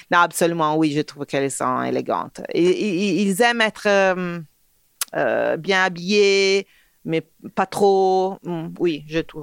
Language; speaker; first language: French; non-native, fluent; Italian